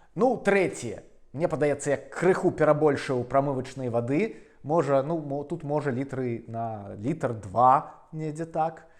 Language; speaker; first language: Belarusian; non-native, local second language; Russian